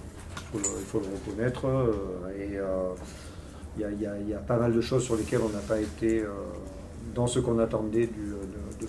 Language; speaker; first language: French; native; French